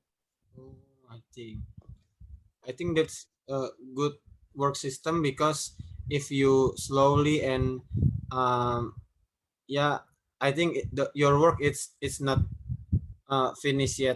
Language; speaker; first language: English; non-native, learner; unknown